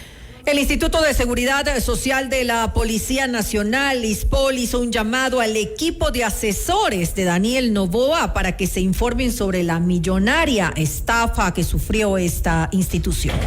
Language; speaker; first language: Spanish; native; Spanish